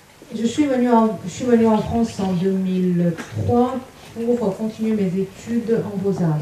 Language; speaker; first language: French; non-native, fluent; Chinese